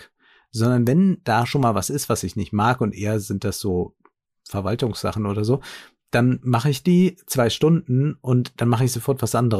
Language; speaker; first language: German; native; German